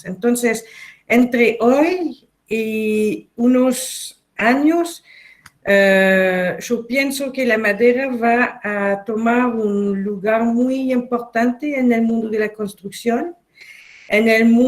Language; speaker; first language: Spanish; non-native, fluent; French